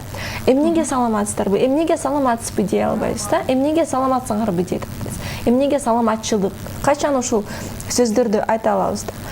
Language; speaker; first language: Kyrgyz; non-native, local second language; Russian